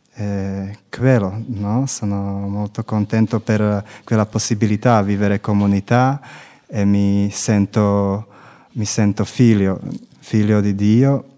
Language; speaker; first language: Italian; non-native, learner; Slovak